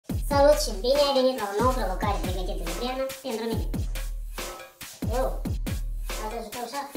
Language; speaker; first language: Romanian; non-native, learner; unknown